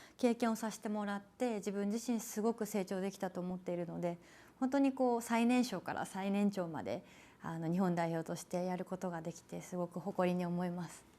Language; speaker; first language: Japanese; native; Japanese